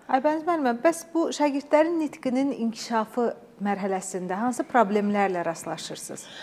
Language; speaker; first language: Azerbaijani; native; Azerbaijani